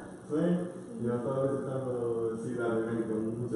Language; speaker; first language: Spanish; non-native, learner; English